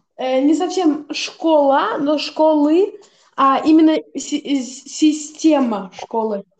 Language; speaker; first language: Russian; early bilingual, heritage; Russian